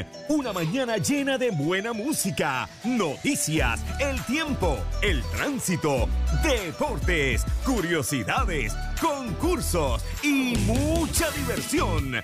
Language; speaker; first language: Spanish; native; Spanish